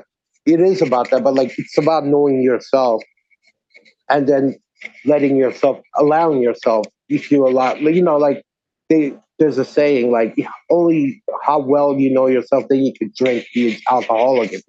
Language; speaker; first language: English; non-native, fluent; Azerbaijani